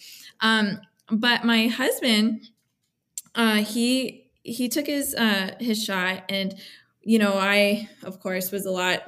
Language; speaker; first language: English; native; English